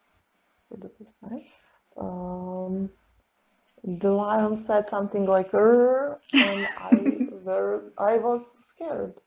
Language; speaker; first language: English; non-native, learner; Serbian